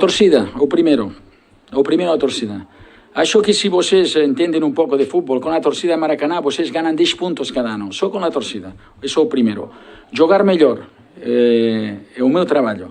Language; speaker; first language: Portuguese; non-native, learner; Spanish